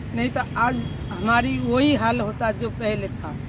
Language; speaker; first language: Hindi; native; Hindi